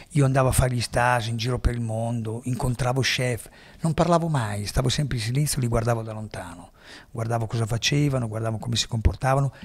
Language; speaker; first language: Italian; native; Italian